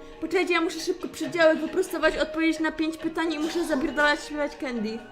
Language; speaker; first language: Polish; native; Polish